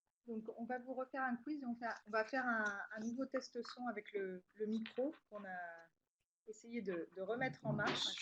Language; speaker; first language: French; native; French